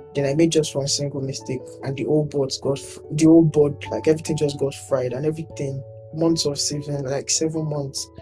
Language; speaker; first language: English; non-native, local second language; Yoruba